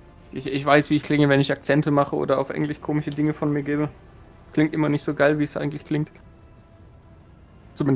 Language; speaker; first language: German; native; German